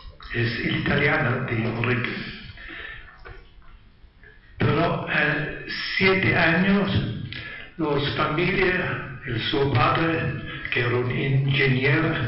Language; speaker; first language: Spanish; non-native, learner; Italian